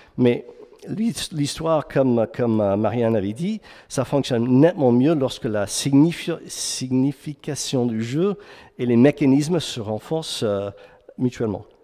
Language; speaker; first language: French; non-native, fluent; English